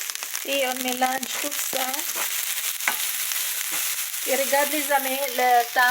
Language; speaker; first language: French; non-native, learner; Filipino